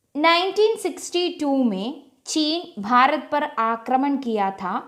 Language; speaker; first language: Hindi; non-native, local second language; Malayalam